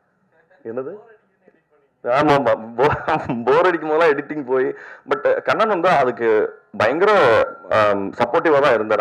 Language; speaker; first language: Tamil; native; Tamil